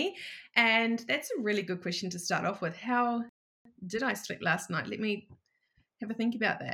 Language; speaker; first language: English; native; English